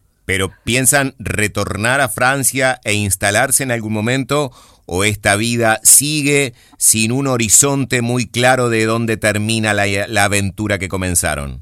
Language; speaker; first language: Spanish; native; Spanish